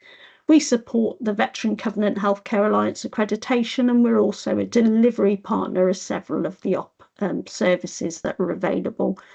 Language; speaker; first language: English; native; English